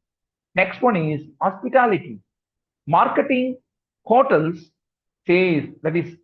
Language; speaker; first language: English; non-native, local second language; Tamil